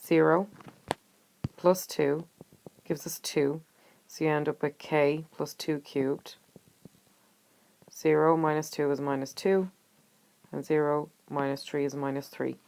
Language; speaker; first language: English; native; English